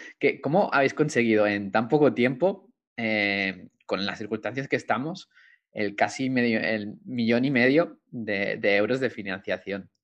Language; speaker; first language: Spanish; native; Spanish